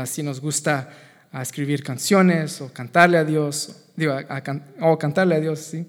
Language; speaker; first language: Spanish; native; Spanish